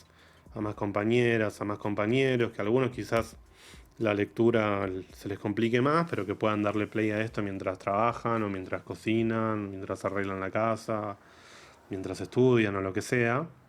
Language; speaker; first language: Spanish; native; Spanish